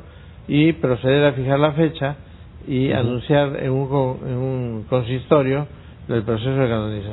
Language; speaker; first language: Spanish; native; Spanish